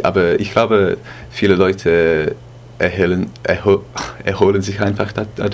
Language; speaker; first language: German; non-native, fluent; English